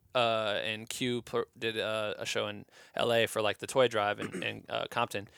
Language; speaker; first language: English; native; English